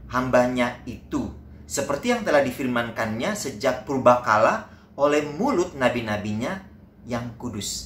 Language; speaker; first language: Indonesian; native; Indonesian